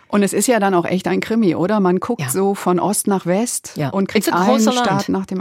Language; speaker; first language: German; native; German